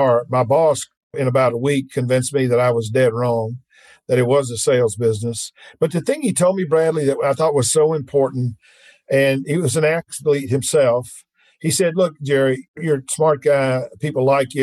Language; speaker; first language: English; native; English